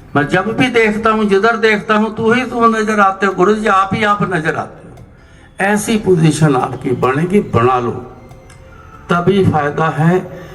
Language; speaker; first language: Hindi; non-native, local second language; Punjabi